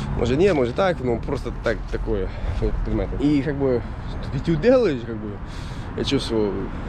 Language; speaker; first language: Russian; non-native, learner; English